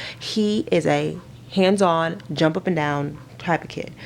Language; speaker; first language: English; native; English